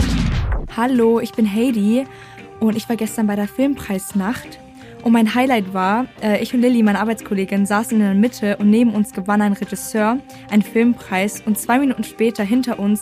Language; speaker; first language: German; native; German